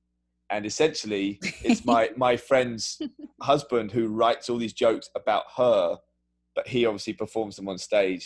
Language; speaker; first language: English; native; English